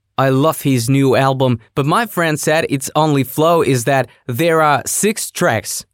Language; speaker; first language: English; non-native, fluent; Russian